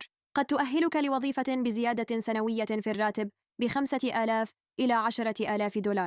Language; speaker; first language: Arabic; native; Arabic